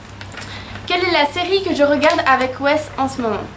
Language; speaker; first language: French; native; French